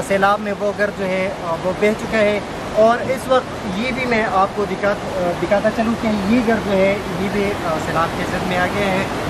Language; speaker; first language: Hindi; non-native, local second language; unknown